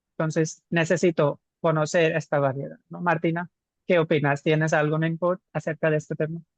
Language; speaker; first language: Spanish; non-native, fluent; Hindi